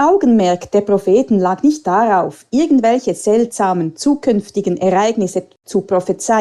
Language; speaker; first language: German; native; German